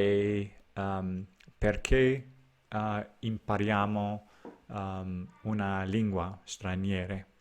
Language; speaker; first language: Italian; non-native, learner; English